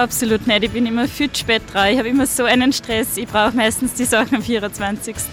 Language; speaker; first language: German; native; German